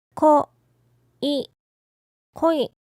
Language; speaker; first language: Japanese; native; Japanese